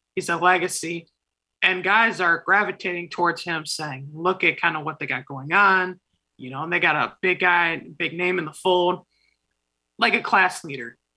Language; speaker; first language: English; native; English